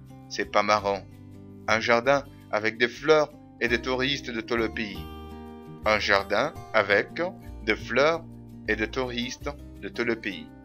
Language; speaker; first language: French; non-native, fluent; Arabic